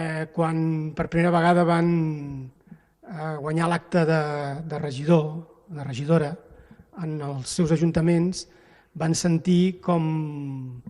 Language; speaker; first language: Catalan; native; Catalan